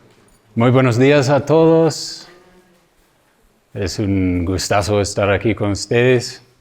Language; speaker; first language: Spanish; non-native, fluent; English